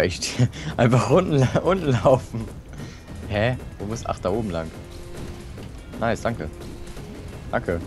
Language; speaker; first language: German; native; German